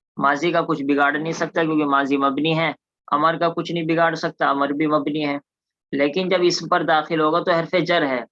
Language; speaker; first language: Urdu; native; Urdu